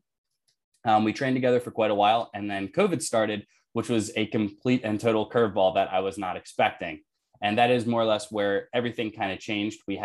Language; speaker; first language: English; native; English